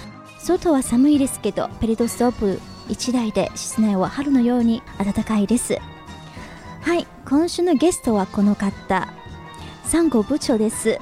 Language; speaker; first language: Japanese; non-native, fluent; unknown